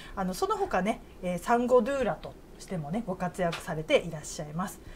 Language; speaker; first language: Japanese; native; Japanese